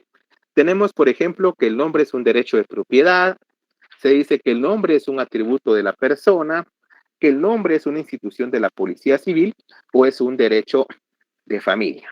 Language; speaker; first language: Spanish; native; Spanish